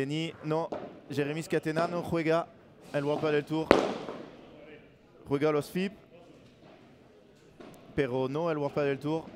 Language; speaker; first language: Spanish; non-native, learner; French